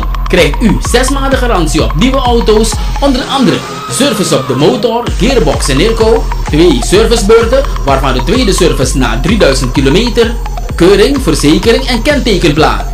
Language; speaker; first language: Dutch; native; Dutch